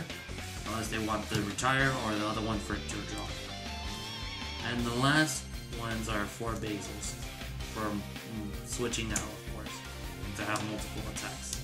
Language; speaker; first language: English; native; English